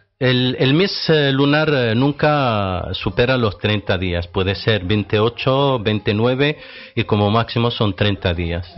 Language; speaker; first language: Spanish; non-native, fluent; Arabic